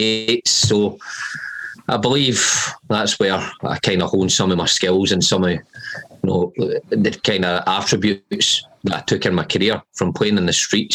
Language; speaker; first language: English; native; English